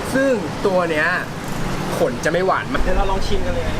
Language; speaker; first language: Thai; native; Thai